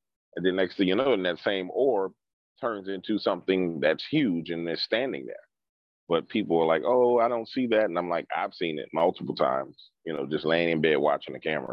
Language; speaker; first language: English; native; English